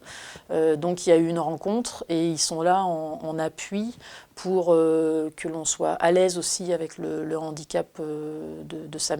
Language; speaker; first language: French; native; French